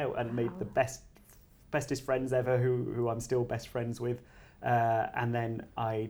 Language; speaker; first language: English; native; English